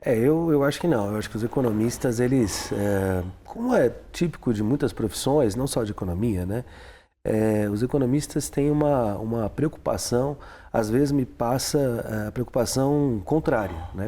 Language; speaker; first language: Portuguese; native; Portuguese